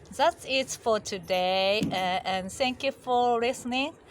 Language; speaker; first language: English; non-native, learner; Japanese